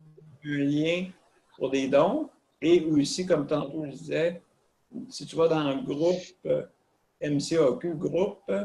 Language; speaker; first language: French; native; French